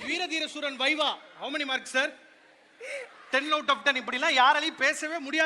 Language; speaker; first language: Tamil; native; Tamil